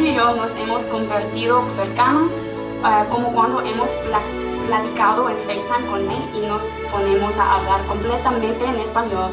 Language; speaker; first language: Spanish; non-native, fluent; English